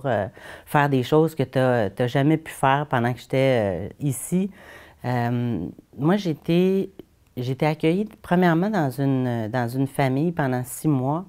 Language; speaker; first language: French; native; French